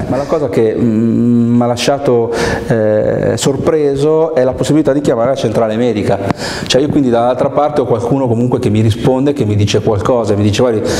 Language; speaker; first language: Italian; native; Italian